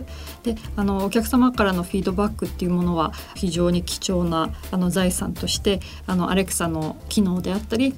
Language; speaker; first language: Japanese; native; Japanese